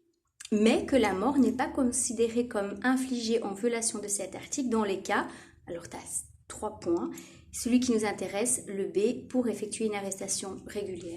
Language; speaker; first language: French; native; French